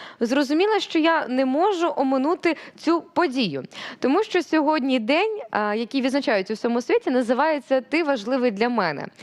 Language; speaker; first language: Ukrainian; native; Ukrainian